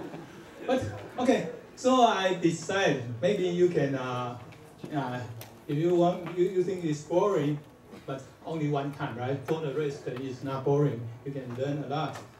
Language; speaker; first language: English; non-native, fluent; Chinese